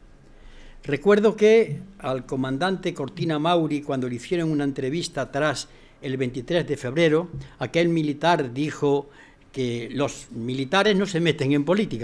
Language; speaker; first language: Spanish; native; Spanish